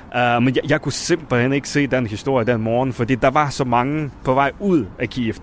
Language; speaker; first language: Danish; non-native, fluent; Russian